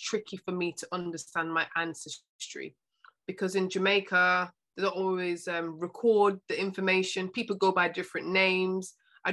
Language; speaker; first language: English; native; English